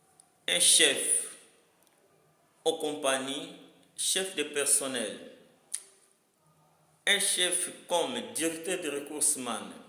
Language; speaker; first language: French; non-native, learner; Lingala